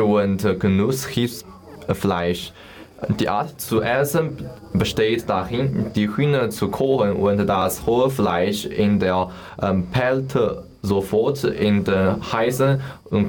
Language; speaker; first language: German; non-native, learner; Chinese